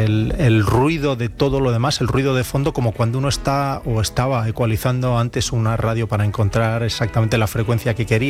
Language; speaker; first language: Spanish; native; Spanish